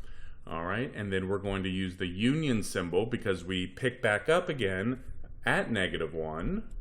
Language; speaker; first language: English; native; English